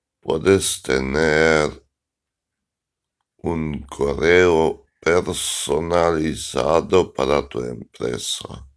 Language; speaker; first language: Spanish; non-native, learner; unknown